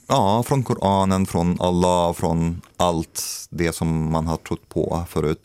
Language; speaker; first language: Swedish; non-native, fluent; Arabic